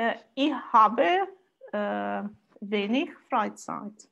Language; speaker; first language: German; non-native, learner; Russian